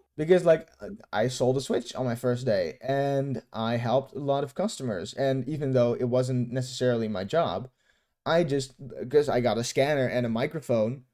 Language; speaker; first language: English; non-native, fluent; Dutch